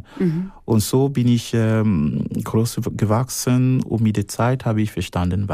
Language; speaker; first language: German; non-native, fluent; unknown